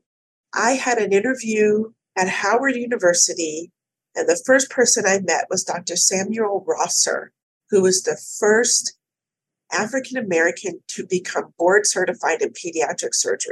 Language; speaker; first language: English; native; English